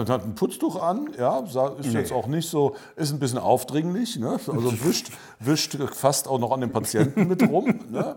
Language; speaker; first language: German; native; German